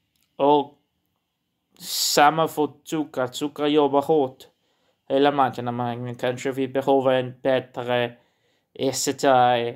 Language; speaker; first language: Swedish; non-native, learner; Portuguese